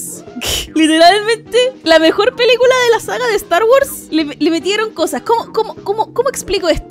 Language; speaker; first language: Spanish; native; Spanish